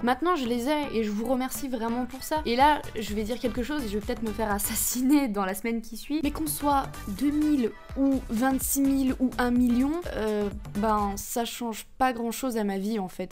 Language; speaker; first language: French; native; French